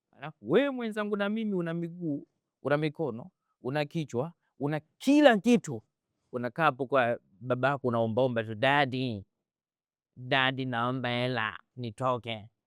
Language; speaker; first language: Swahili; native; Swahili